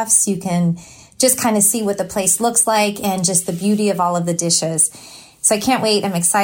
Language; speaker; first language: English; native; English